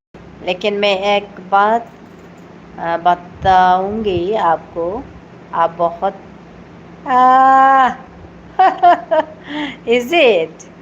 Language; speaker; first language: Hindi; non-native, local second language; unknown